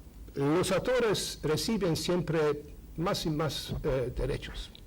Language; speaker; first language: Spanish; non-native, fluent; Hungarian